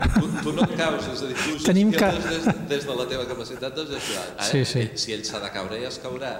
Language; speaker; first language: Catalan; non-native, local second language; Spanish